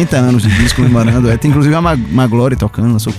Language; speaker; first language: Portuguese; native; Portuguese